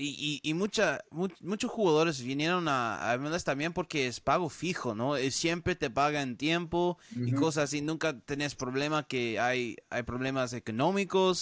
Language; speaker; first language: Spanish; early bilingual, heritage; Spanish